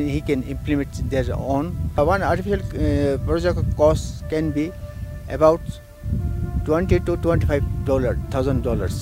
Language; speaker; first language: English; non-native, local second language; Ladakhi